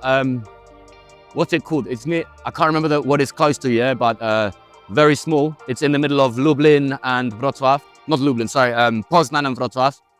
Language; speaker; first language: English; native; English